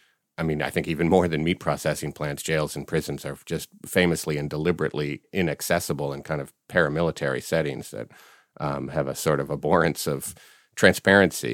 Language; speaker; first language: English; native; English